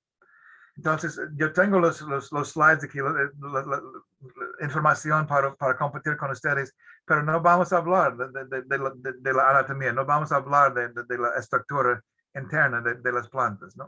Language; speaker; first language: Spanish; non-native, fluent; English